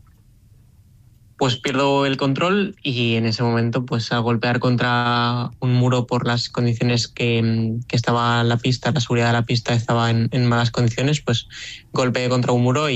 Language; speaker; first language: Spanish; native; Spanish